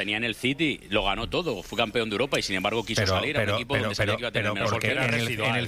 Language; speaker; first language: Spanish; native; Spanish